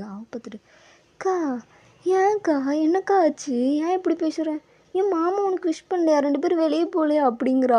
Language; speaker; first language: Tamil; native; Tamil